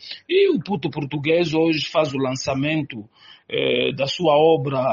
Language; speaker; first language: Portuguese; native; Portuguese